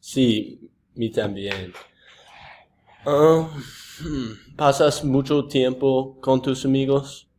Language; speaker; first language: Spanish; non-native, learner; English